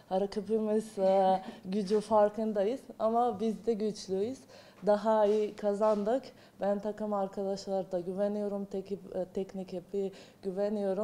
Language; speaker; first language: Turkish; non-native, learner; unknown